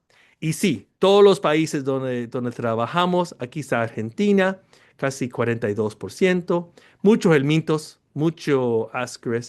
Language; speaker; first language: Spanish; early bilingual, heritage; Spanish